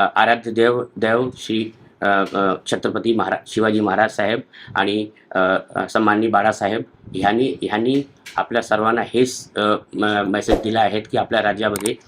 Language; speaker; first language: Marathi; non-native, local second language; Hindi